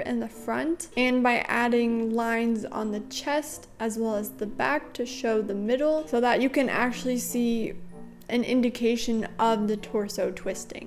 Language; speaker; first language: English; native; English